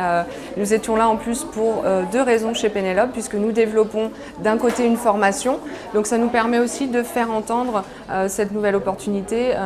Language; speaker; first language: French; native; French